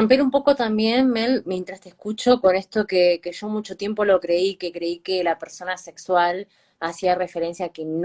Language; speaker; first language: Spanish; native; Spanish